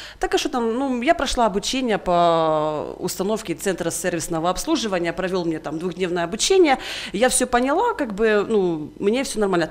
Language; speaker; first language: Russian; native; Russian